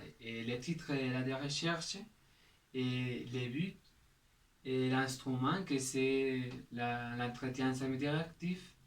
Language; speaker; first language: French; non-native, learner; Spanish